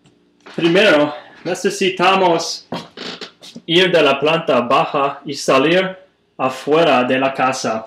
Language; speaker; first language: Spanish; non-native, learner; English